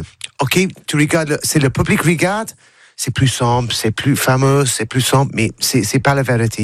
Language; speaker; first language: French; non-native, learner; English